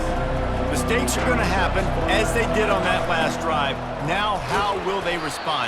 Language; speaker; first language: English; native; English